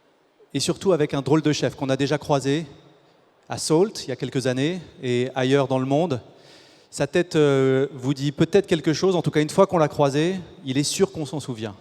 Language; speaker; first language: French; native; French